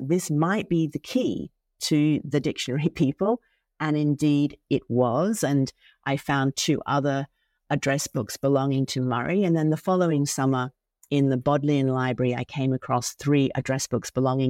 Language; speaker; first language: English; native; English